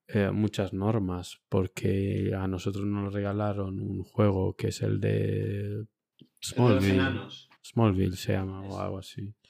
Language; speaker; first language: Spanish; early bilingual, other home language; Romanian